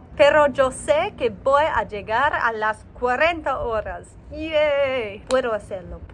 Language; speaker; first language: Spanish; non-native, learner; English